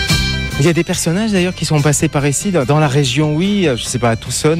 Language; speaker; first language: French; native; French